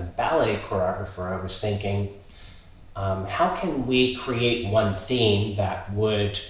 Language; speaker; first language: English; native; English